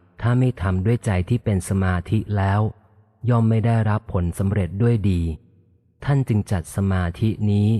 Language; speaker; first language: Thai; native; Thai